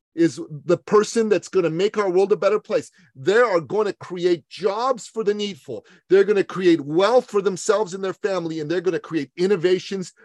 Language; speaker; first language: English; early bilingual, other home language; Persian